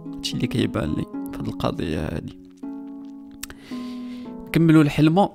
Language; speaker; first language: Arabic; native; Arabic